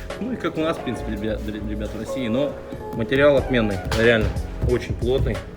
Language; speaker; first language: Russian; native; Russian